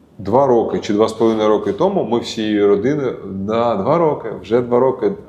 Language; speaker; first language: Ukrainian; non-native, local second language; Russian